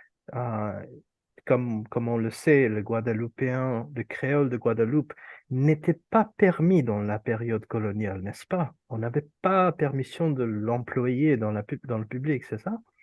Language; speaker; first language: French; non-native, fluent; Urdu